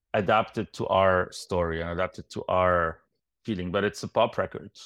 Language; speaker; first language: English; non-native, fluent; Arabic